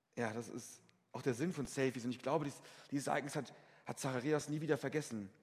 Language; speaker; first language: German; native; German